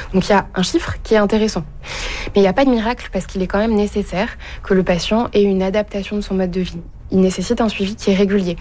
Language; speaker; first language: French; native; French